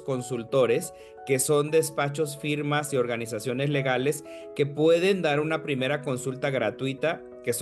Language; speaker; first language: Spanish; native; Spanish